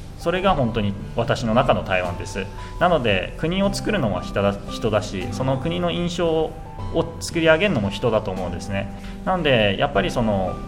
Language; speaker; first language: Japanese; native; Japanese